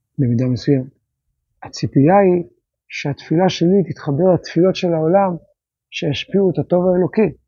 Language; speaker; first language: Hebrew; native; Hebrew